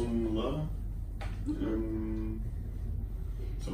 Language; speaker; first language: Spanish; non-native, learner; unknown